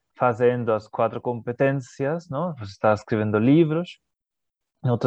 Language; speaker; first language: Portuguese; non-native, learner; Spanish